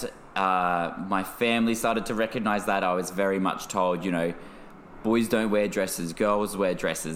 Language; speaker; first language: English; native; English